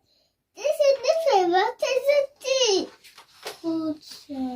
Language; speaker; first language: Dutch; non-native, learner; Tigrinya